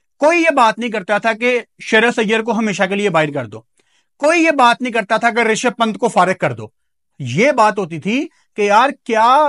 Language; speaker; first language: Urdu; non-native, local second language; Punjabi